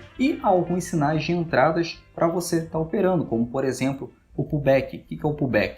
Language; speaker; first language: Portuguese; native; Portuguese